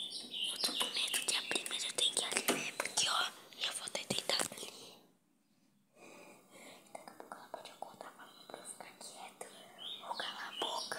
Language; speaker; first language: Portuguese; native; Portuguese